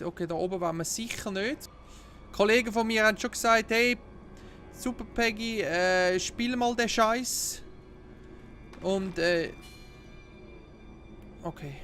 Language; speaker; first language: German; native; German